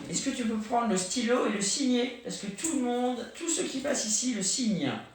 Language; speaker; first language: French; native; French